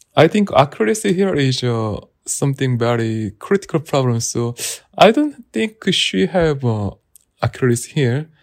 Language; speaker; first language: English; non-native, learner; Korean